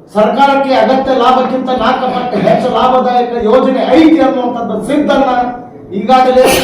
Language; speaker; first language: Kannada; native; Kannada